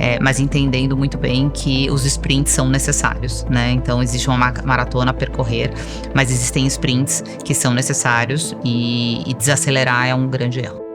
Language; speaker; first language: Portuguese; native; Portuguese